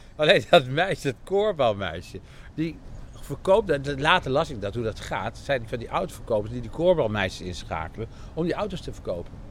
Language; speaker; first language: Dutch; native; Dutch